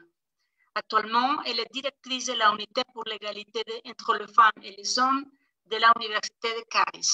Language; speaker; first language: French; non-native, fluent; Spanish